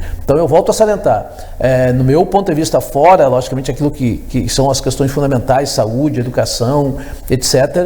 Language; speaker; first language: Portuguese; native; Portuguese